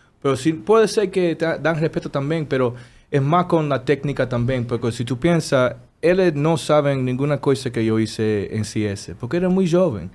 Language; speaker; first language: Spanish; non-native, learner; Portuguese